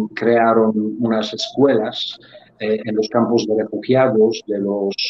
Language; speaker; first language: Spanish; non-native, fluent; Polish